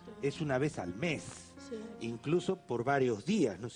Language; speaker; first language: Spanish; native; Spanish